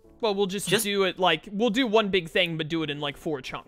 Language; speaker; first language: English; native; English